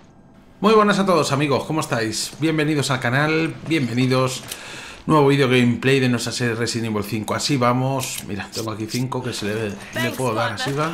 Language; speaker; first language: Spanish; native; Spanish